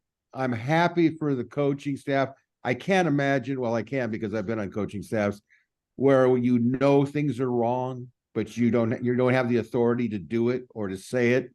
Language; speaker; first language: English; native; English